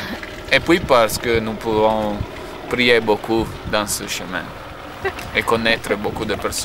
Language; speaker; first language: French; non-native, fluent; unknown